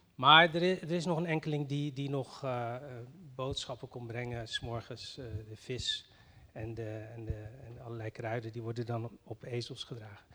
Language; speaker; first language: Dutch; early bilingual, other home language; Riffian